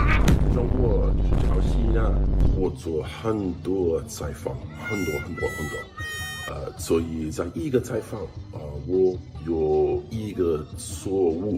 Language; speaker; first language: Chinese; non-native, learner; English